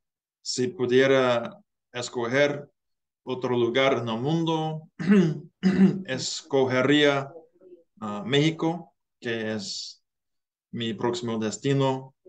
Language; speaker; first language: Spanish; non-native, learner; English